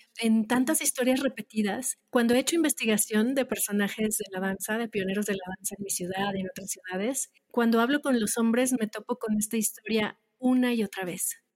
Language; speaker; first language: Spanish; native; Spanish